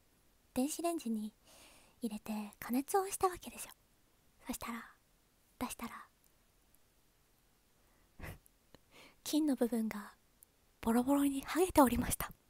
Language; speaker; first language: Japanese; native; Japanese